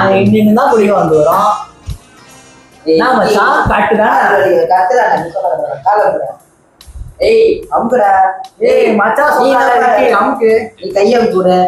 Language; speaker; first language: Tamil; native; Tamil